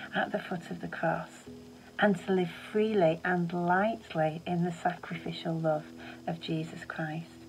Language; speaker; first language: English; native; English